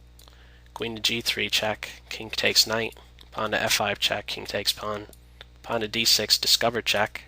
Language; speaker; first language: English; native; English